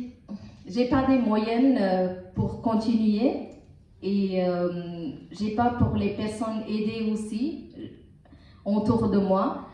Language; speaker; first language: French; non-native, learner; Tamil